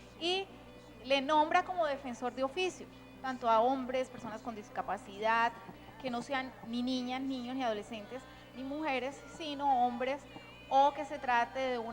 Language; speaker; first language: Spanish; native; Spanish